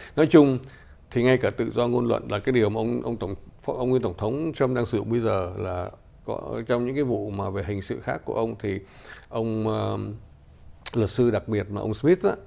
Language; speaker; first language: Vietnamese; native; Vietnamese